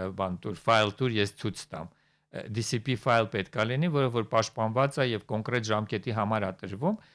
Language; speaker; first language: Armenian; native; Armenian